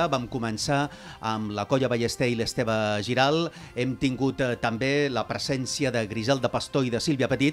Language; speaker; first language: Catalan; native; Catalan